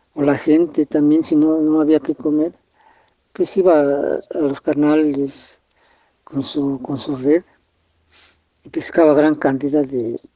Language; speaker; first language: Spanish; native; Spanish